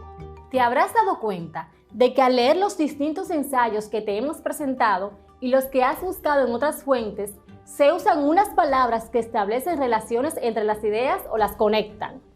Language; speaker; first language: Spanish; native; Spanish